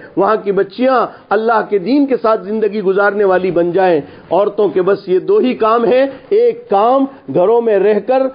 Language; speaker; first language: Urdu; non-native, local second language; Gujarati